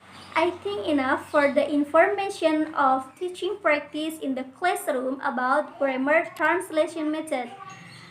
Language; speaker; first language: English; non-native, learner; Indonesian